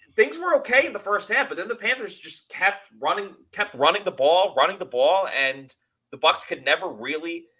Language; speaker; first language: English; native; English